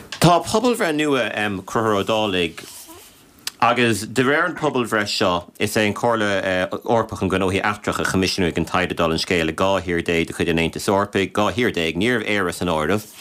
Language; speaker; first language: Irish; native; Irish